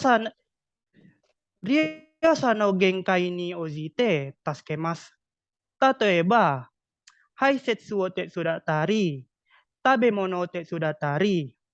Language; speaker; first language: Japanese; non-native, learner; Indonesian